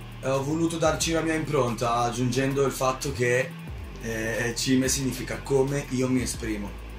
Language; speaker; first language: Italian; native; Italian